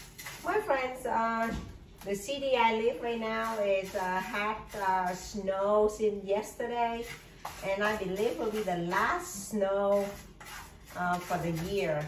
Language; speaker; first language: English; non-native, learner; Vietnamese